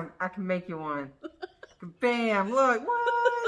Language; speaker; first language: English; native; English